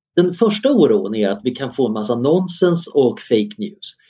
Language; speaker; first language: Swedish; native; Swedish